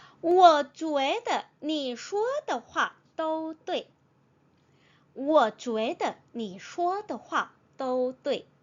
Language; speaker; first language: Chinese; non-native, fluent; Korean